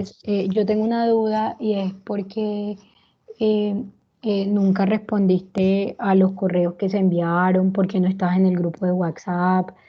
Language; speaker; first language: Spanish; native; Spanish